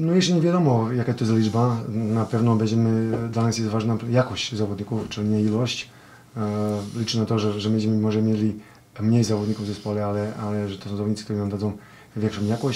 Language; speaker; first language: Polish; non-native, fluent; Serbian